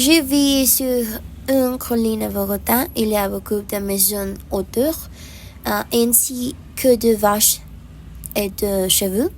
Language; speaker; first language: French; non-native, learner; Spanish